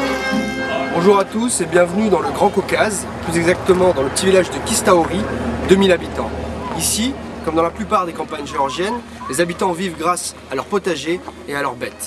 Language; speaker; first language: French; native; French